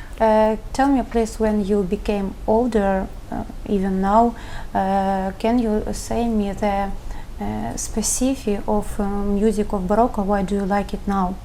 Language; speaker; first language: English; non-native, learner; Ukrainian